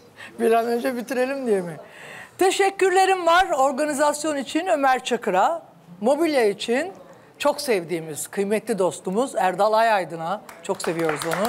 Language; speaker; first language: Turkish; native; Turkish